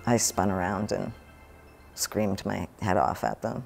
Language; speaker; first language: English; native; English